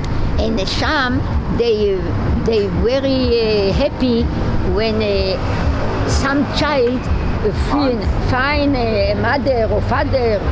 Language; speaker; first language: English; non-native, learner; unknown